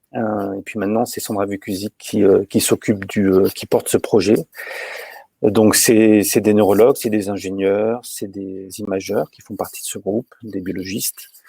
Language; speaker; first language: French; native; French